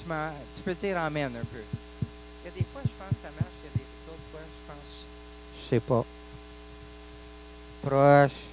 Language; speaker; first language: French; non-native, local second language; English